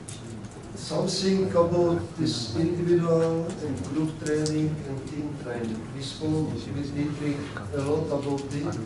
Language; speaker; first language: English; non-native, learner; Czech